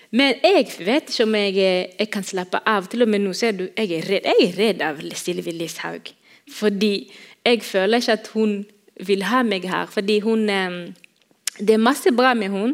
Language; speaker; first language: Norwegian; non-native, fluent; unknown